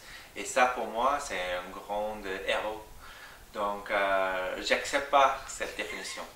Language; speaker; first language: French; non-native, fluent; English